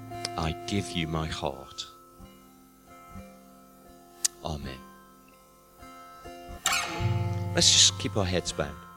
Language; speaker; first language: English; native; English